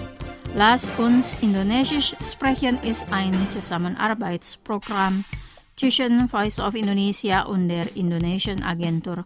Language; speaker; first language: German; non-native, fluent; Indonesian